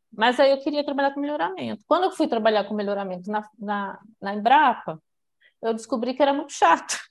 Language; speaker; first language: Portuguese; early bilingual, other home language; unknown